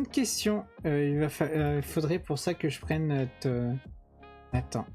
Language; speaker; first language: French; native; French